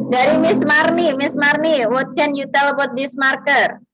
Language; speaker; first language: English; non-native, fluent; Indonesian